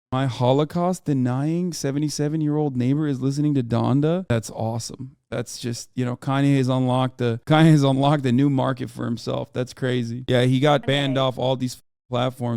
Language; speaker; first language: English; native; English